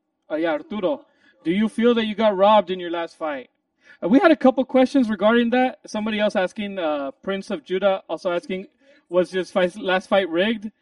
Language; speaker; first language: English; early bilingual, other home language; Spanish